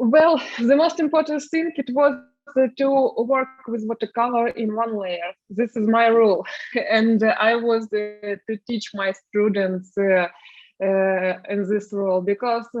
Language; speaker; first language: English; non-native, learner; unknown